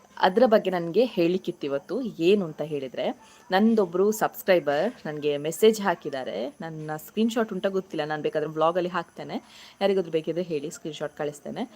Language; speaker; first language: Kannada; non-native, local second language; Tulu